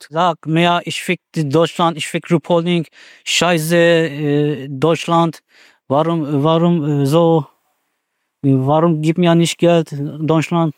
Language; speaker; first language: German; non-native, learner; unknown